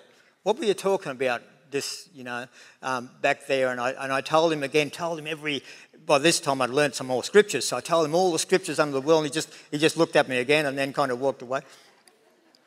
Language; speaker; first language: English; native; English